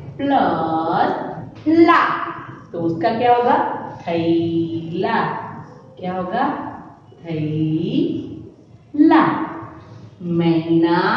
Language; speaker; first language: Hindi; non-native, local second language; Gujarati